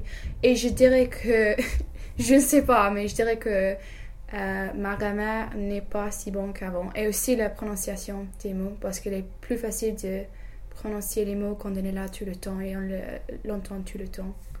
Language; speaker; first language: French; non-native, fluent; English